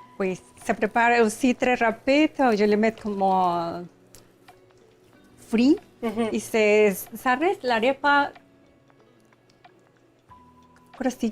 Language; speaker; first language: French; non-native, learner; Spanish